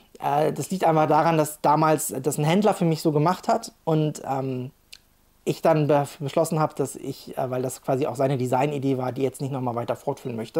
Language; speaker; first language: German; native; German